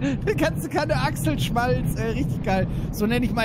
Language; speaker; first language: German; native; German